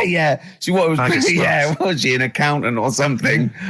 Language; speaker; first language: English; native; English